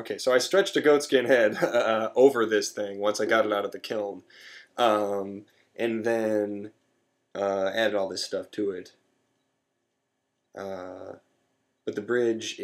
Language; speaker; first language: English; native; English